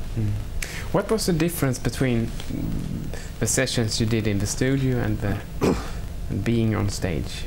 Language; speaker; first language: English; non-native, fluent; Swedish